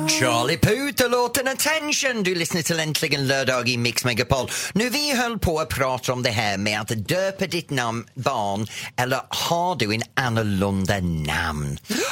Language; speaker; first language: Swedish; non-native, fluent; English